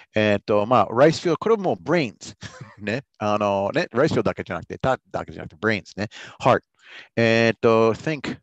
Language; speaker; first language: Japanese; non-native, fluent; English